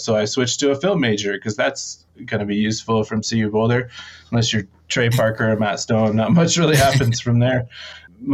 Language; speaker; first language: English; native; English